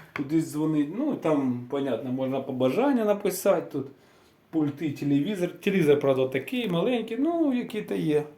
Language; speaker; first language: Ukrainian; non-native, local second language; Russian